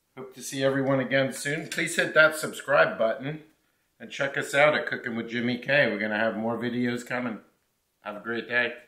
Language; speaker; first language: English; native; English